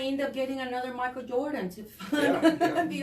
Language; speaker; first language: English; native; English